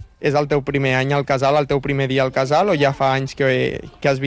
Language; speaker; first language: Catalan; native; Catalan